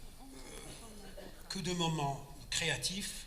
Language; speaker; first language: French; non-native, local second language; Kabyle